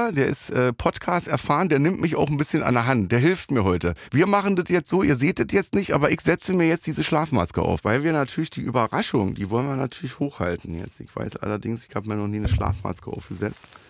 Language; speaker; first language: German; native; German